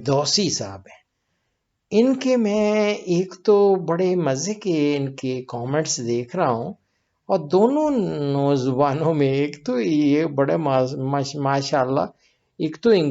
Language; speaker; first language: Urdu; native; Urdu